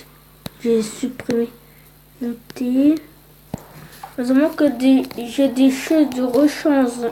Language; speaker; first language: French; early bilingual, other home language; Polish